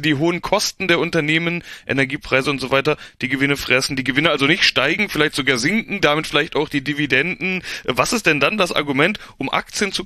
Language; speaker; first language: German; native; German